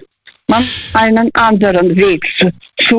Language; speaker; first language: German; non-native, fluent; Russian